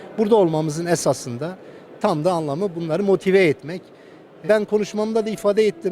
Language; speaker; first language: Turkish; native; Turkish